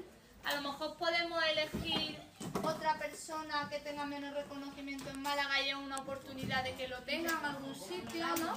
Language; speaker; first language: Spanish; native; Spanish